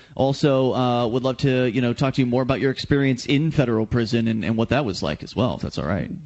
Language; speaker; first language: English; native; English